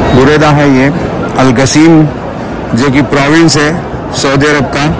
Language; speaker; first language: Hindi; native; Hindi